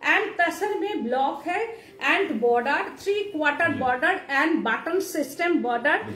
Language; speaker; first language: Hindi; non-native, local second language; Bangla